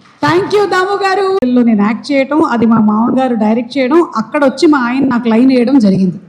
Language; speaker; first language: Telugu; native; Telugu